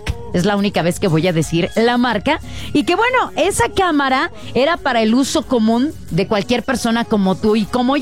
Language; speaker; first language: Spanish; native; Spanish